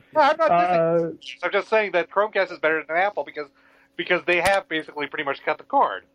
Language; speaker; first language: English; native; English